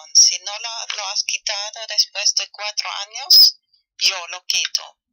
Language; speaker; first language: Spanish; non-native, fluent; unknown